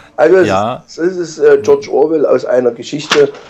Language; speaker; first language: German; non-native, fluent; Czech